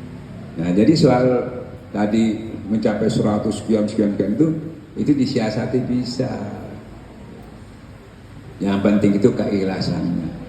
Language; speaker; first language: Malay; non-native, local second language; Javanese